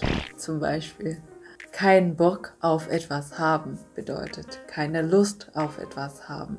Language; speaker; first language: German; non-native, fluent; Vietnamese